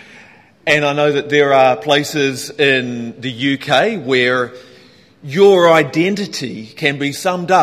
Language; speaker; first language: English; native; English